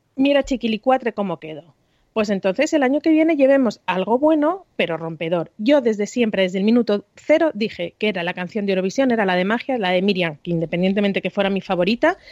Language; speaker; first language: Spanish; native; Spanish